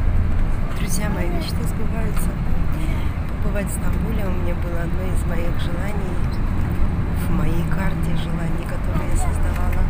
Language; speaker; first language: Russian; native; Russian